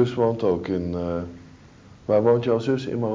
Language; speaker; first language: Dutch; native; Dutch